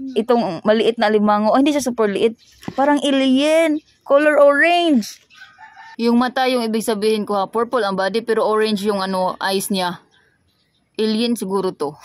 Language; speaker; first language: Filipino; non-native, local second language; Cebuano